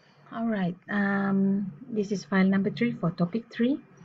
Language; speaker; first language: English; non-native, local second language; Malay